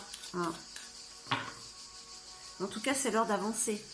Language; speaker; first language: French; native; French